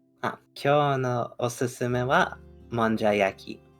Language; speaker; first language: Japanese; non-native, fluent; English